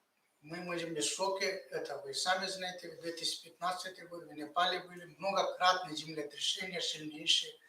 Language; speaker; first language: Russian; non-native, fluent; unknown